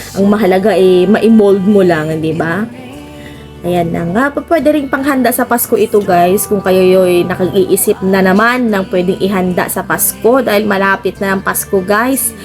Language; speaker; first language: Filipino; non-native, local second language; Iloko